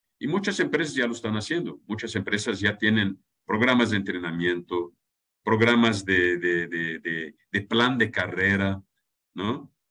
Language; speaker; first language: Spanish; non-native, fluent; German